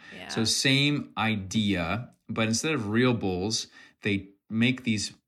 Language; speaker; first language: English; native; English